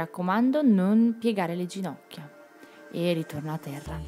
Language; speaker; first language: Italian; native; Italian